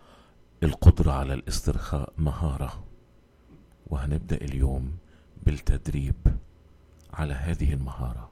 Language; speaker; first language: Arabic; native; Arabic